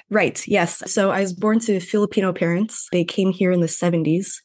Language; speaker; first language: English; non-native, fluent; Filipino